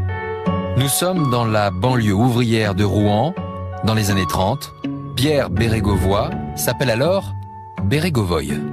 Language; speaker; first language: French; native; French